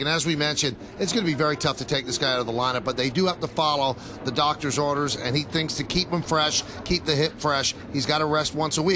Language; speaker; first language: English; native; English